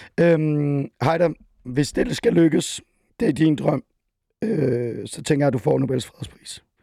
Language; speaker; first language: Danish; early bilingual, other home language; Persian